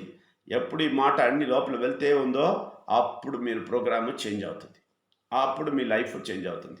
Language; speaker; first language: Telugu; non-native, fluent; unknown